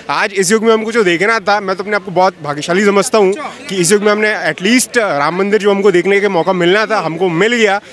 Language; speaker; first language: Hindi; native; Hindi